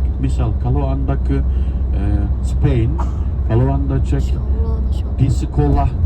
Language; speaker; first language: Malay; non-native, fluent; Turkish